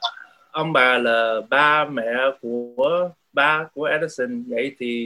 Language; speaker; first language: Vietnamese; early bilingual, heritage; Vietnamese